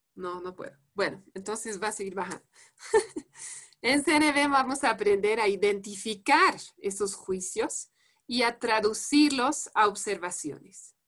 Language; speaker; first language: Spanish; non-native, fluent; French